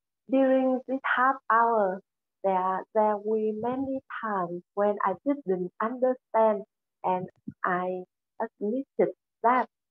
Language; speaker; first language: English; non-native, learner; Vietnamese